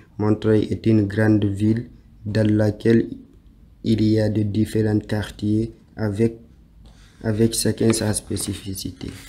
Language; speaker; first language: French; non-native, learner; Tamil